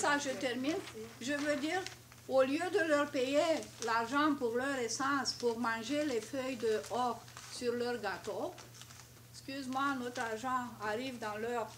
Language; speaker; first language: French; non-native, fluent; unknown